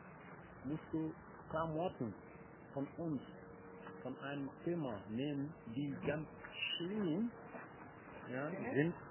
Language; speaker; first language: German; non-native, learner; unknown